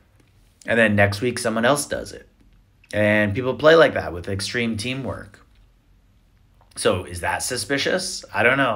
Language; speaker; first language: English; native; English